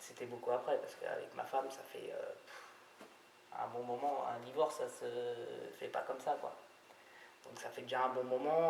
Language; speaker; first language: French; native; French